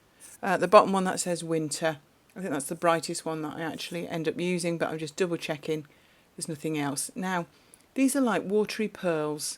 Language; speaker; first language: English; native; English